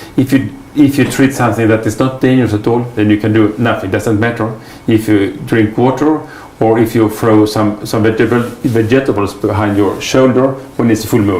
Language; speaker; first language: English; non-native, fluent; Swedish